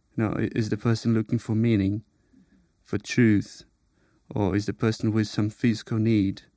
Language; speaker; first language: English; non-native, fluent; Portuguese